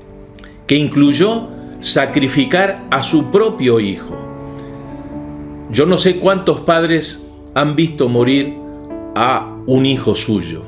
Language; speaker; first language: Spanish; native; Spanish